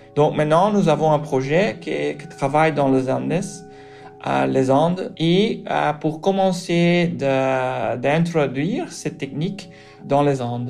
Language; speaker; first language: French; non-native, local second language; Dutch